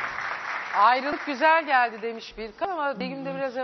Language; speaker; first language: Turkish; native; Turkish